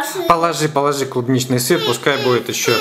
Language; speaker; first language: Russian; native; Russian